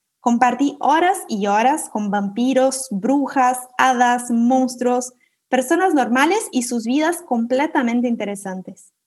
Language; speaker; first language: Spanish; non-native, fluent; Portuguese